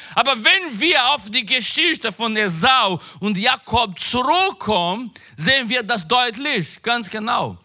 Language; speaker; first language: German; non-native, learner; Portuguese